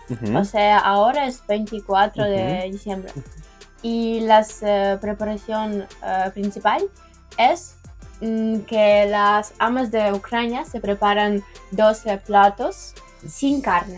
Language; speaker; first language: Spanish; non-native, learner; Ukrainian